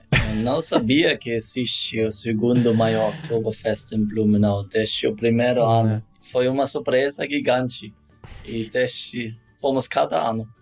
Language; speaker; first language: Portuguese; non-native, learner; German